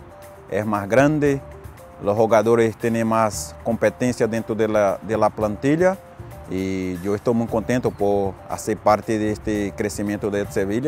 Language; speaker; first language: Spanish; non-native, fluent; Portuguese